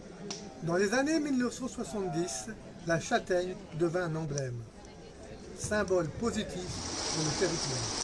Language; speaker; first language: French; native; French